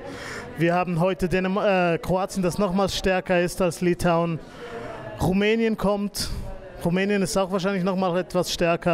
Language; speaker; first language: German; native; German